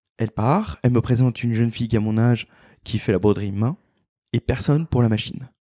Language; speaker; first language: French; native; French